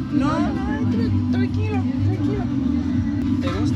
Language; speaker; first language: Spanish; non-native, learner; English